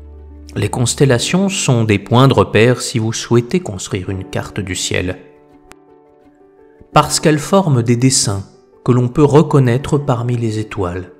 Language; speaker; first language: French; native; French